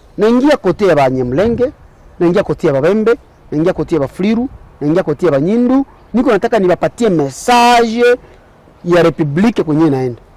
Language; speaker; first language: Swahili; non-native, local second language; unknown